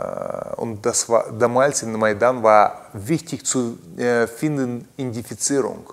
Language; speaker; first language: German; non-native, learner; Russian